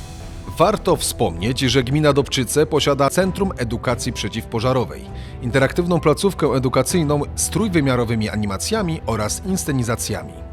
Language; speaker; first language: Polish; native; Polish